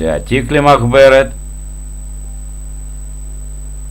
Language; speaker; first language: Hebrew; non-native, fluent; Russian